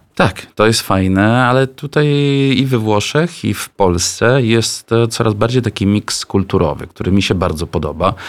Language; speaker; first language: Polish; non-native, fluent; Italian